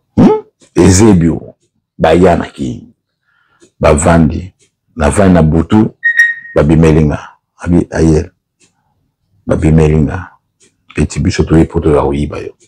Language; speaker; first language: Lingala; non-native, local second language; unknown